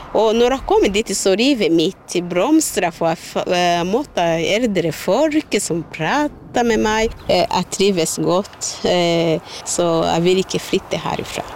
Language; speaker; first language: Norwegian; non-native, fluent; Kinyarwanda